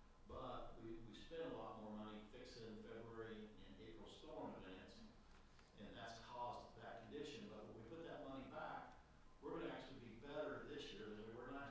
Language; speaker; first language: English; native; English